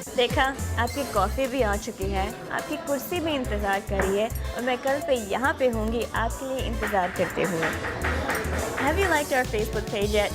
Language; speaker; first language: Urdu; native; Urdu